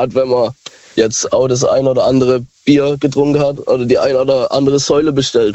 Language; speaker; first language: German; native; German